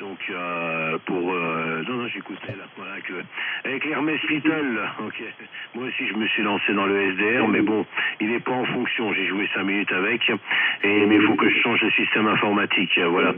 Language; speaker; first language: French; native; French